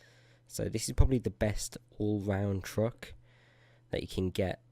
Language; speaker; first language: English; native; English